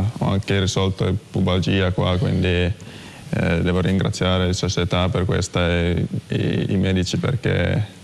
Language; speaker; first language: Italian; non-native, fluent; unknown